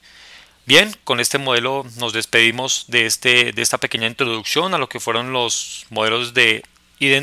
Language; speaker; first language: Spanish; native; Spanish